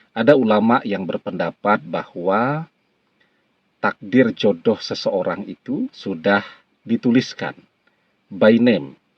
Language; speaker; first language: Indonesian; native; Indonesian